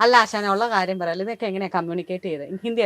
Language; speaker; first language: Malayalam; native; Malayalam